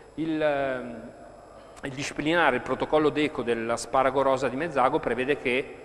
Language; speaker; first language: Italian; native; Italian